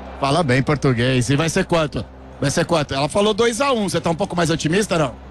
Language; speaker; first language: Portuguese; native; Portuguese